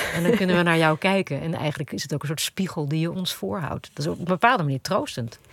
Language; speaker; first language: Dutch; native; Dutch